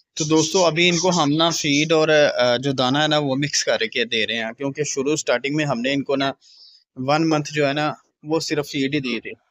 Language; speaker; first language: Hindi; native; Hindi